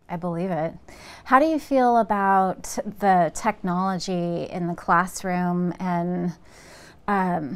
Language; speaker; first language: English; native; English